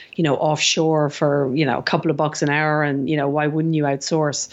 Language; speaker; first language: English; native; English